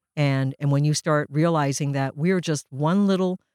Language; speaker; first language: English; early bilingual, other home language; Japanese